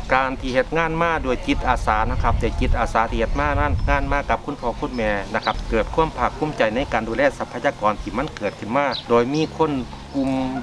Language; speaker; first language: Thai; native; Thai